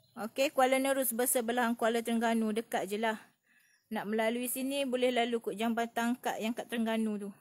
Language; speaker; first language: Malay; native; Malay